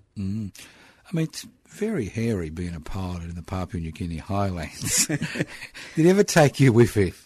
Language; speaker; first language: English; non-native, local second language; Italian